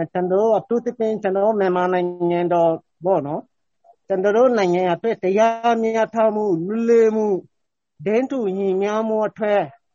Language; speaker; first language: Burmese; non-native, local second language; Rohingya